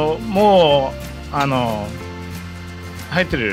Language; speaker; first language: Japanese; non-native, fluent; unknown